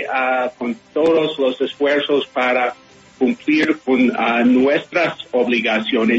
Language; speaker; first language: Spanish; non-native, fluent; English